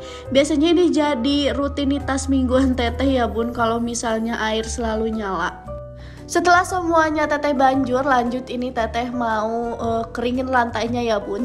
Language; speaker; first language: Indonesian; non-native, local second language; Sundanese